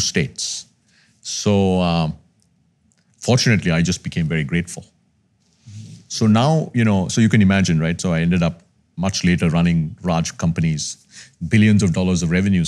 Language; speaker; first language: English; non-native, local second language; Tamil